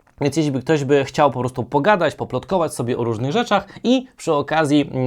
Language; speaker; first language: Polish; native; Polish